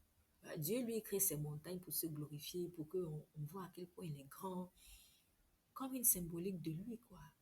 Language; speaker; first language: French; native; French